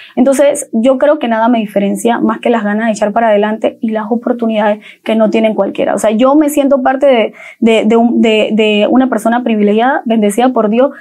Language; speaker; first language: Spanish; native; Spanish